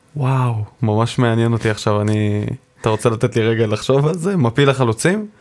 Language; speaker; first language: Hebrew; native; Hebrew